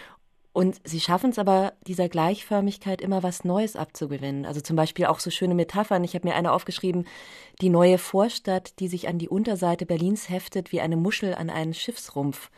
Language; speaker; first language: German; native; German